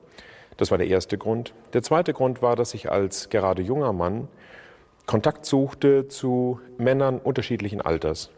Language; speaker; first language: German; native; German